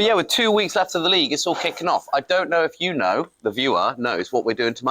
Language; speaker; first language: English; native; English